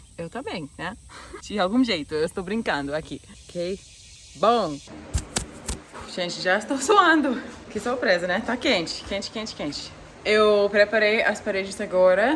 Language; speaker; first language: Portuguese; non-native, fluent; English